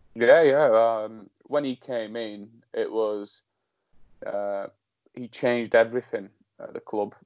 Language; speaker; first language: English; early bilingual, other home language; Slovak